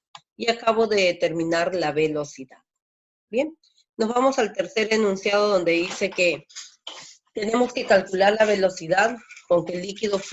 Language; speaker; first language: Spanish; native; Spanish